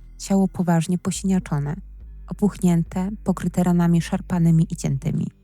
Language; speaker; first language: Polish; native; Polish